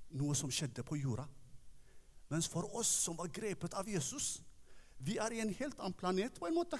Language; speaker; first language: Norwegian; non-native, fluent; Tigrinya